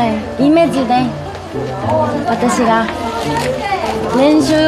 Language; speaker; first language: Japanese; non-native, learner; Korean